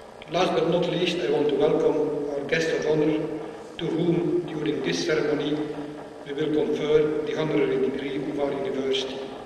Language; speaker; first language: English; non-native, fluent; Dutch